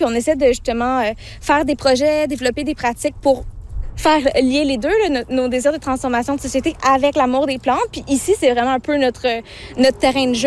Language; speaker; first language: French; native; French